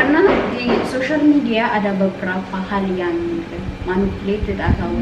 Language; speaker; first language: Indonesian; non-native, learner; Amharic